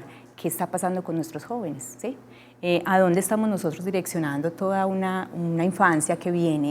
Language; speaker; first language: Spanish; native; Spanish